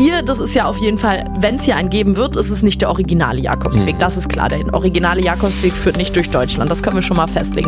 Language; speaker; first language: German; native; German